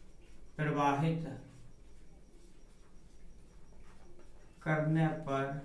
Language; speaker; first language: Hindi; native; Hindi